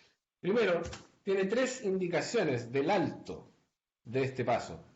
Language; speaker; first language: Spanish; native; Spanish